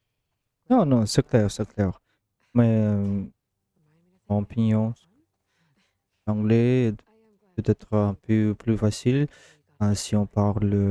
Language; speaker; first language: French; non-native, learner; Russian